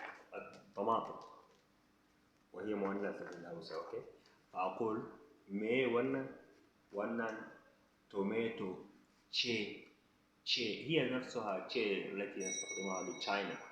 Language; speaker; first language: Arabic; non-native, fluent; Hausa